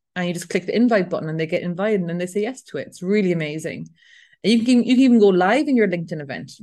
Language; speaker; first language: English; native; English